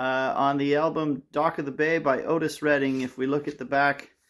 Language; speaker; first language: English; native; English